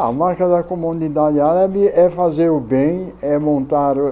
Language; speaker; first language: Portuguese; early bilingual, other home language; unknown